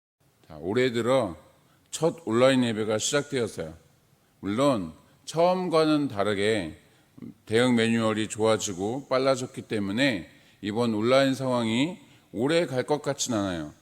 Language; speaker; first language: Korean; native; Korean